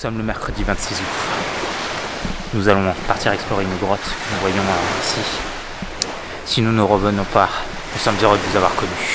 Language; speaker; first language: French; native; French